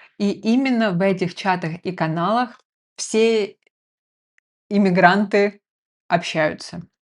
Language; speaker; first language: Russian; native; Russian